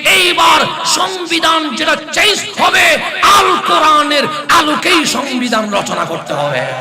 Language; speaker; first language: Bangla; non-native, local second language; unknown